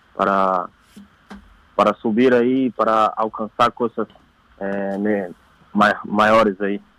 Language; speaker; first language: Spanish; non-native, learner; Portuguese